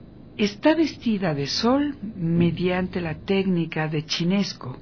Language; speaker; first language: Spanish; native; Spanish